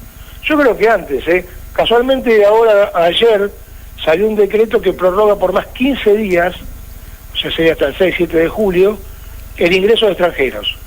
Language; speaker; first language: Spanish; native; Spanish